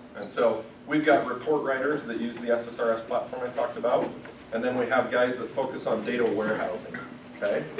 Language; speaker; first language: English; native; English